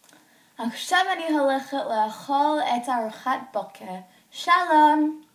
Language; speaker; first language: Hebrew; non-native, learner; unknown